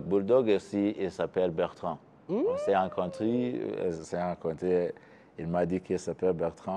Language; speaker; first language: French; non-native, learner; Kinyarwanda